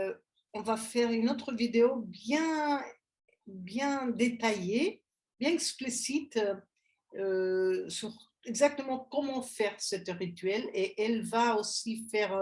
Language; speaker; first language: French; non-native, fluent; Spanish